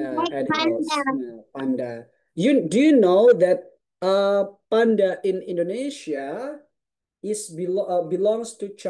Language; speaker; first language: English; non-native, fluent; Indonesian